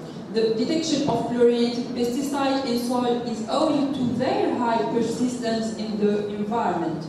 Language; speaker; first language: English; non-native, local second language; Arabic